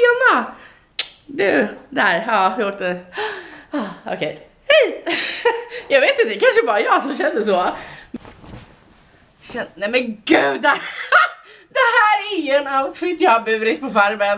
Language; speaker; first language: Swedish; native; Swedish